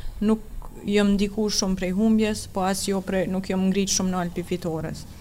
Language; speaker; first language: Albanian; native; Albanian